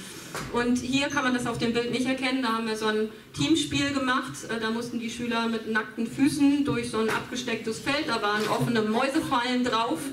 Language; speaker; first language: German; native; German